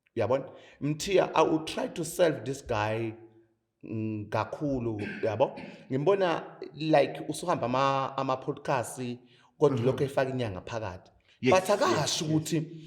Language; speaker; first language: Zulu; native; Zulu